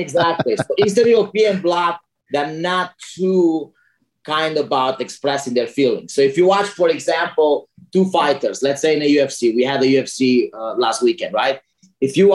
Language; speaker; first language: English; non-native, fluent; Romanian